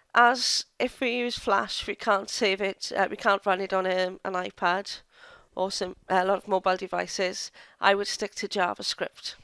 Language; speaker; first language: English; native; English